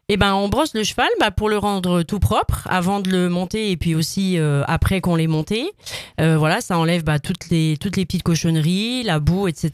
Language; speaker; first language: French; native; French